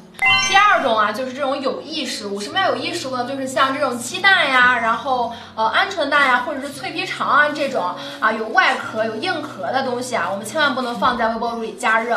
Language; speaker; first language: Chinese; native; Chinese